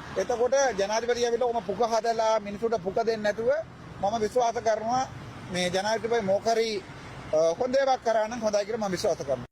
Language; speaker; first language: Sinhala; non-native, local second language; Tamil